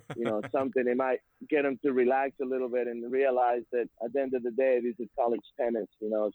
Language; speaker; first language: English; non-native, fluent; Spanish